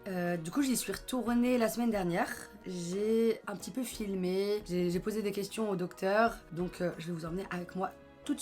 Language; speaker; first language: French; native; French